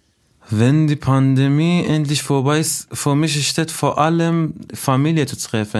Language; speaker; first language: German; non-native, fluent; Persian